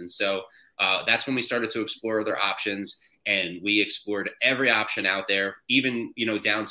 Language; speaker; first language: English; native; English